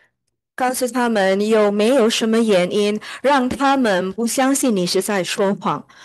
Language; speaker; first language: Chinese; early bilingual, heritage; Chinese